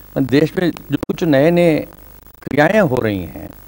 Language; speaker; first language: Hindi; non-native, local second language; Kannada